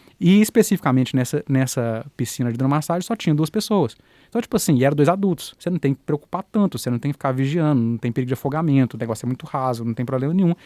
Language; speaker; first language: Portuguese; native; Portuguese